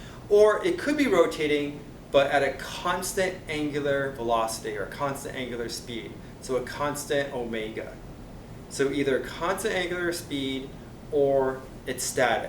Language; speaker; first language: English; native; English